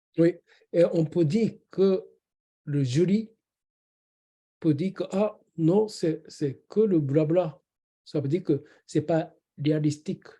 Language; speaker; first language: French; non-native, learner; Japanese